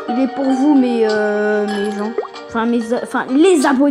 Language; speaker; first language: French; native; French